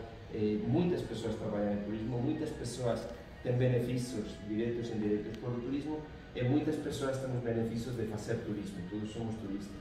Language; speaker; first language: Portuguese; non-native, fluent; Spanish